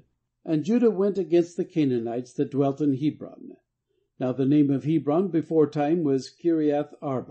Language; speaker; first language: English; native; English